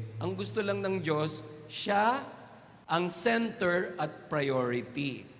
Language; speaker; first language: Filipino; non-native, local second language; Waray